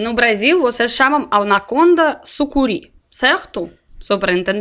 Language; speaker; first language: Portuguese; non-native, learner; Russian